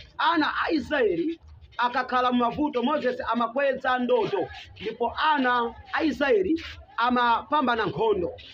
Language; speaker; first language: Nyanja; non-native, local second language; Tumbuka